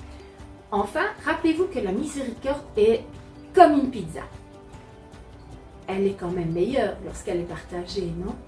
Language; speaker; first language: French; native; French